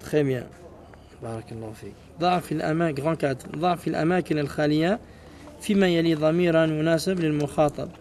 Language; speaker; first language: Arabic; non-native, fluent; French